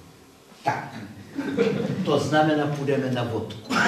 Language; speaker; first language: Czech; non-native, learner; Russian